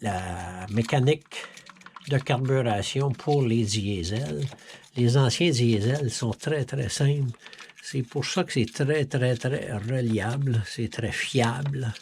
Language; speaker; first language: French; native; French